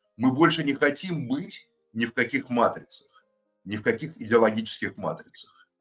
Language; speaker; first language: Russian; native; Russian